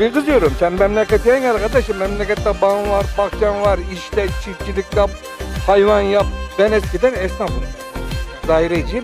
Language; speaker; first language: Turkish; native; Turkish